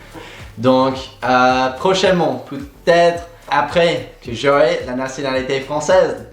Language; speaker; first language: French; non-native, fluent; English